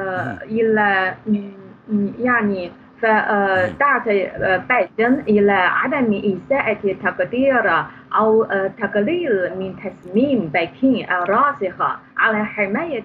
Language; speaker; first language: Arabic; non-native, fluent; Chinese